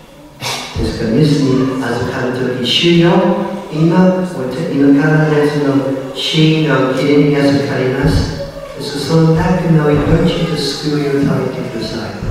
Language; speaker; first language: Japanese; non-native, learner; English